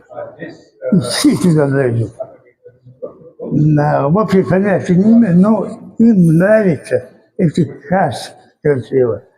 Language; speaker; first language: Russian; non-native, local second language; Chechen